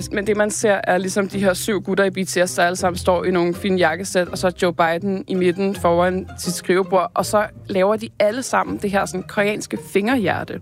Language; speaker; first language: Danish; native; Danish